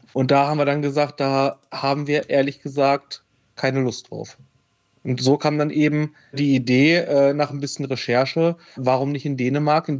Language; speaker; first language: German; native; German